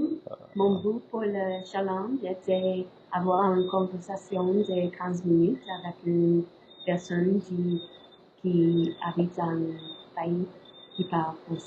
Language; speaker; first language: French; non-native, learner; English